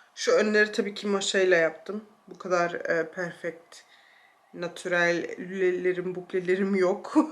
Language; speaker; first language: Turkish; early bilingual, heritage; Turkish